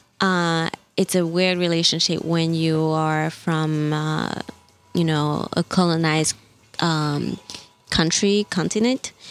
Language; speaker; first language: English; non-native, fluent; French